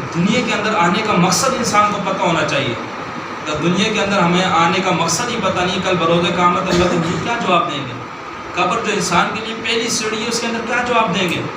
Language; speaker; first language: Urdu; non-native, local second language; Northern Hindko